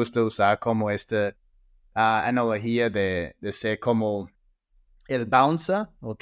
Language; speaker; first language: Spanish; non-native, fluent; English